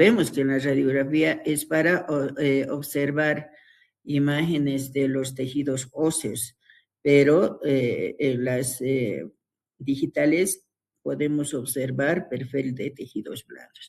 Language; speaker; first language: Spanish; native; Spanish